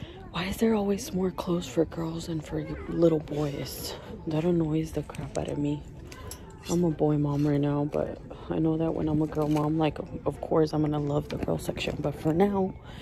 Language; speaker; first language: English; early bilingual, other home language; Spanish